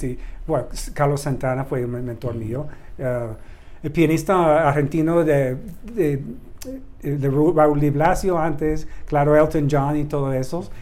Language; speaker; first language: Spanish; non-native, learner; English